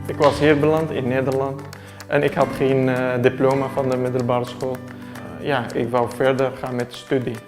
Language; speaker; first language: Dutch; non-native, fluent; Arabic